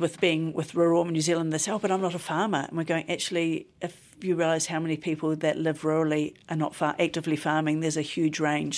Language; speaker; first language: English; native; English